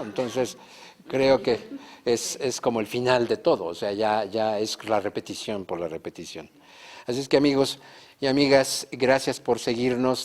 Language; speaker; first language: Spanish; native; Spanish